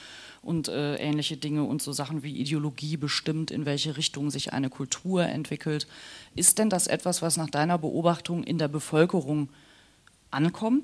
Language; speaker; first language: German; native; German